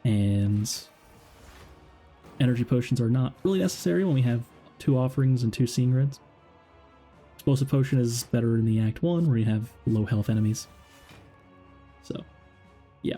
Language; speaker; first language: English; native; English